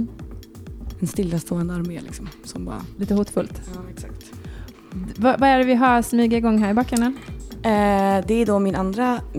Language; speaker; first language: Swedish; native; Swedish